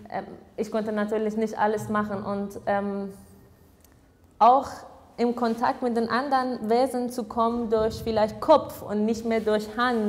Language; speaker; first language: German; non-native, fluent; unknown